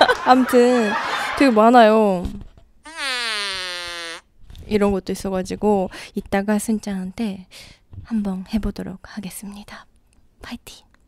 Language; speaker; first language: Korean; non-native, fluent; Japanese